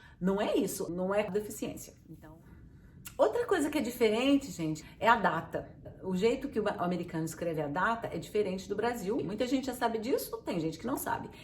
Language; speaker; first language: Portuguese; native; Portuguese